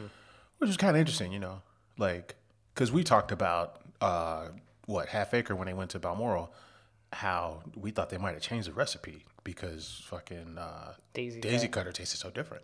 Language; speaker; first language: English; native; English